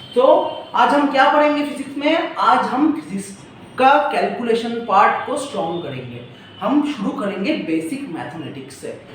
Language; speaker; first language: Hindi; non-native, local second language; Bangla